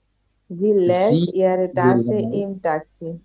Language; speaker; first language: German; non-native, learner; Bangla